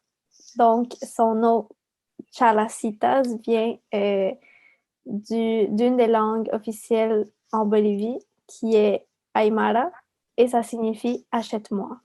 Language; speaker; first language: French; early bilingual, other home language; Spanish